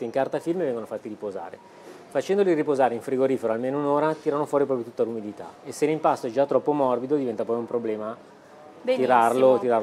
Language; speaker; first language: Italian; native; Italian